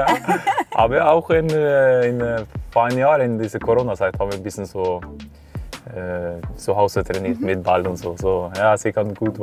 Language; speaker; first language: German; non-native, fluent; Norwegian